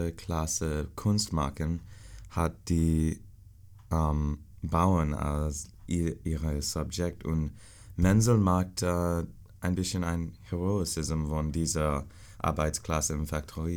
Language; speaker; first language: German; non-native, learner; English